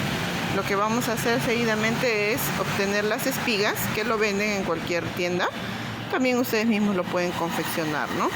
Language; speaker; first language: Spanish; native; Spanish